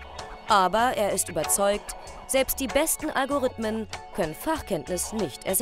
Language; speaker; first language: German; native; German